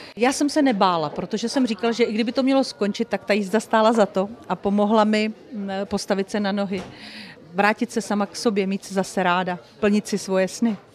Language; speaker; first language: Czech; native; Czech